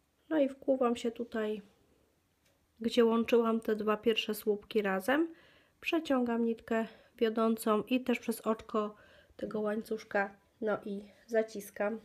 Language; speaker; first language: Polish; native; Polish